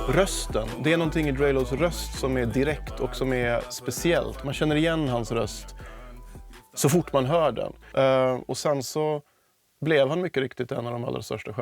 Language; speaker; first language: Swedish; native; Swedish